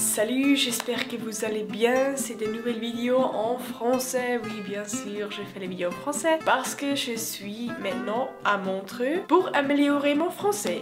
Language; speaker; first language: French; non-native, learner; Swiss German